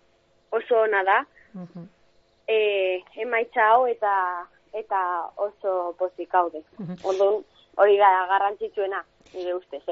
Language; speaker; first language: Basque; non-native, local second language; Spanish